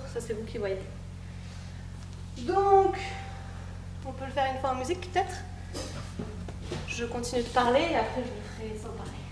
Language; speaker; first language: French; native; French